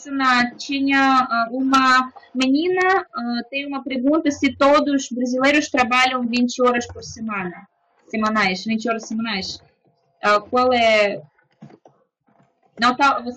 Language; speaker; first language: Portuguese; non-native, fluent; Russian